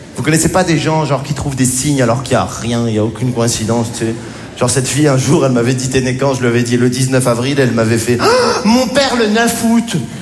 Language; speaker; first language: French; native; French